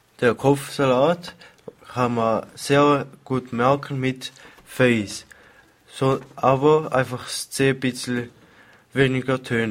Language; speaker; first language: German; early bilingual, other home language; Portuguese